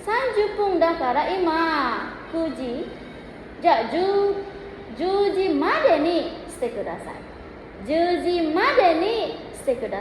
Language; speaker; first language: Japanese; non-native, fluent; Indonesian